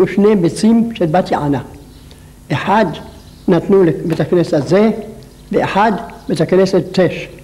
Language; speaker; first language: Hebrew; non-native, local second language; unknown